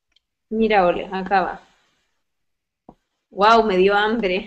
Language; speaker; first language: Spanish; native; Spanish